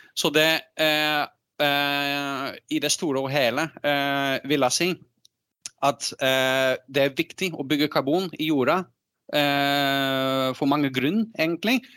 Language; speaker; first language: Norwegian; non-native, fluent; Dutch